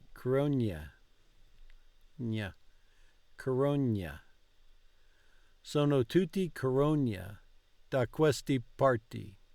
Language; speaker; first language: Italian; non-native, learner; English